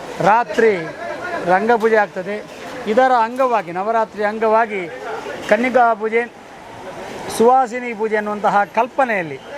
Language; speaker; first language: Kannada; native; Kannada